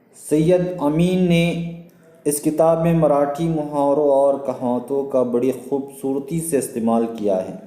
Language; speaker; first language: Urdu; native; Urdu